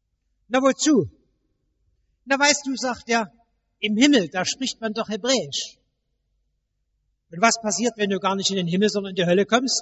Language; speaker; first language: German; native; German